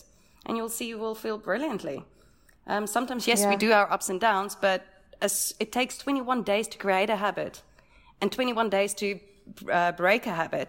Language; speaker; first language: English; non-native, local second language; Afrikaans